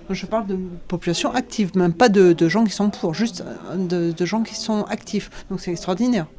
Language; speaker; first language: French; native; French